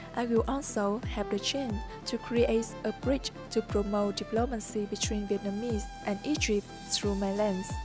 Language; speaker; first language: English; non-native, fluent; Vietnamese